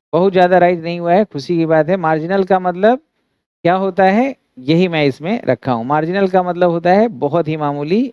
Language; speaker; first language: Hindi; native; Hindi